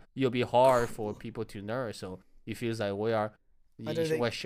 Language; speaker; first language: English; non-native, fluent; Chinese